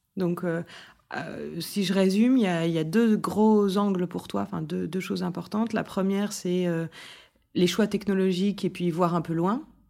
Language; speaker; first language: French; native; French